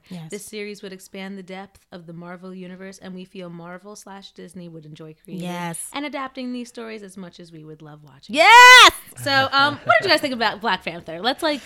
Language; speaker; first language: English; native; English